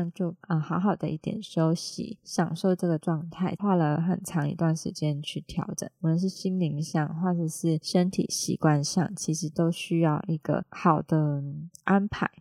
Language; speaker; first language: Chinese; non-native, local second language; Cantonese